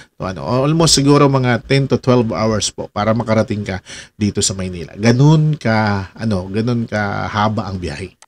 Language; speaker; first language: Filipino; non-native, local second language; Waray